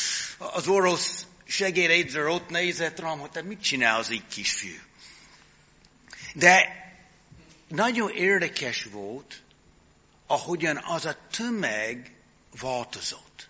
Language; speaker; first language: Hungarian; non-native, fluent; English